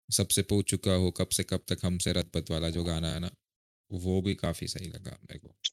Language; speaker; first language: Hindi; non-native, local second language; Marathi